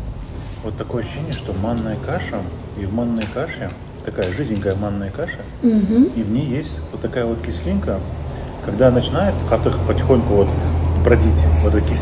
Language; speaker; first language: Russian; native; Russian